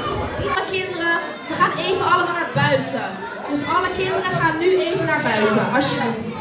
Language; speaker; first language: Dutch; native; Dutch